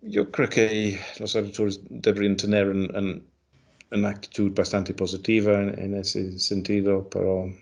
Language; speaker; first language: Spanish; non-native, fluent; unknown